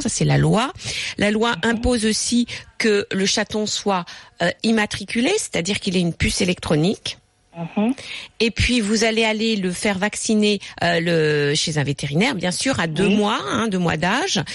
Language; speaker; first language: French; native; French